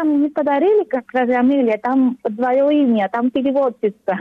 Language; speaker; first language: Russian; non-native, learner; Spanish